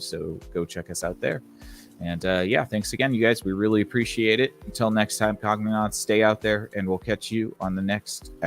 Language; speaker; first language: English; native; English